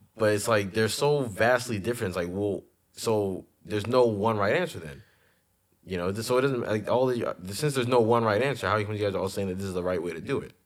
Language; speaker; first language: English; native; English